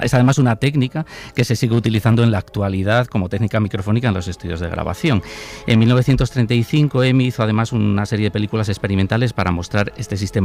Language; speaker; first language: Spanish; native; Spanish